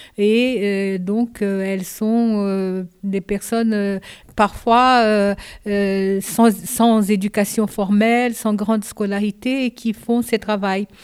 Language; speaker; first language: French; non-native, fluent; Japanese